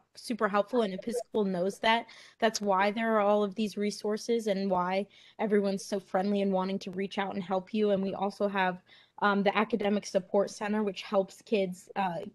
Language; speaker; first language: English; native; English